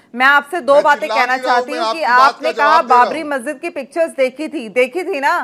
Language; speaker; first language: Hindi; native; Hindi